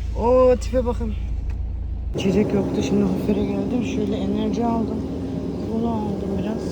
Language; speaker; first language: Turkish; early bilingual, heritage; Turkish